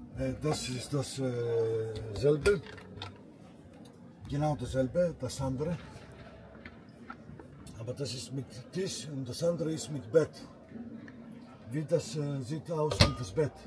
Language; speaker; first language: German; non-native, learner; Greek